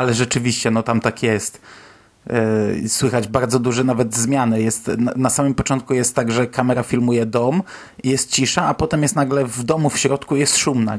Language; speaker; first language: Polish; native; Polish